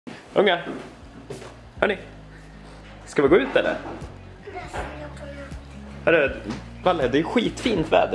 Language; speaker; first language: Swedish; native; Swedish